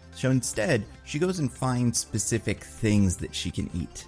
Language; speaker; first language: English; native; English